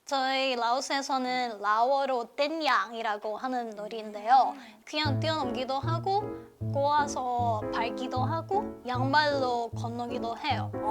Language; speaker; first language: Korean; non-native, fluent; Lao